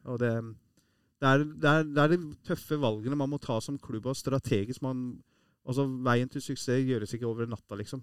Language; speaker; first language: Norwegian; early bilingual, other home language; Persian